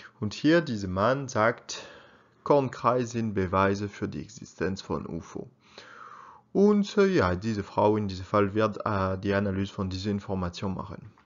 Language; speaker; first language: German; non-native, learner; French